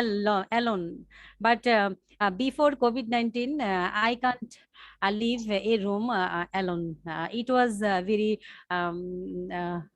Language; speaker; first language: English; non-native, learner; Bangla